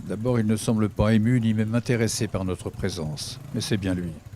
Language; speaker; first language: French; native; French